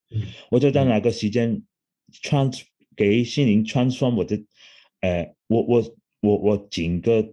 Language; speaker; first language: Chinese; non-native, local second language; Cantonese